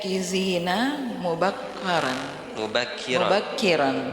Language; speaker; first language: Arabic; non-native, learner; Indonesian